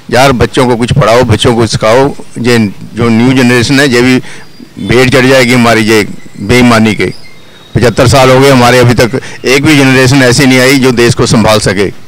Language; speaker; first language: Hindi; native; Hindi